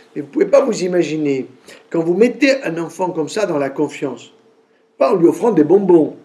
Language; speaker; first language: French; native; French